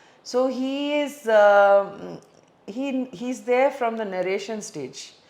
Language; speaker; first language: English; non-native, local second language; Tamil